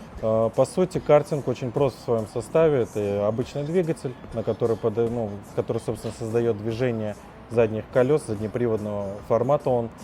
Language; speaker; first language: Russian; native; Russian